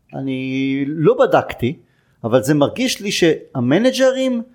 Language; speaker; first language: Hebrew; early bilingual, other home language; Afrikaans